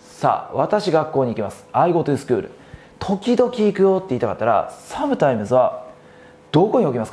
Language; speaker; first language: Japanese; native; Japanese